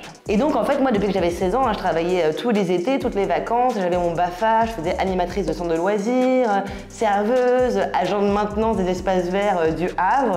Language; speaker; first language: French; native; French